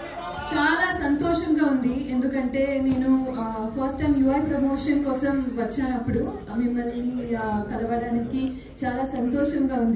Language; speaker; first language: Telugu; non-native, learner; Kannada